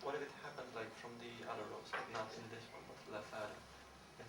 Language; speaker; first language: English; native; English